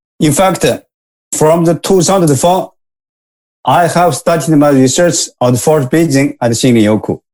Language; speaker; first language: English; non-native, learner; Japanese